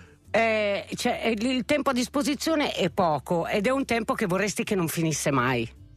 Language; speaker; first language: Italian; native; Italian